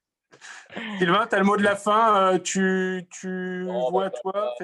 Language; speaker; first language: French; native; French